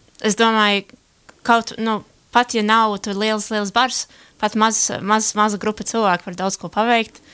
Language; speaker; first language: Latvian; early bilingual, heritage; Latvian